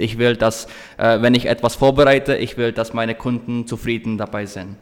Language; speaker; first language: German; non-native, learner; Czech